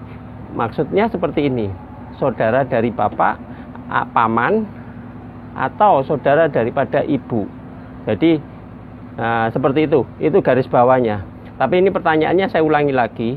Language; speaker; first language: Indonesian; native; Indonesian